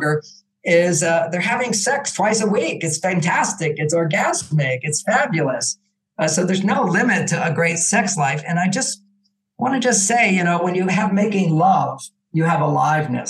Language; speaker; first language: English; native; English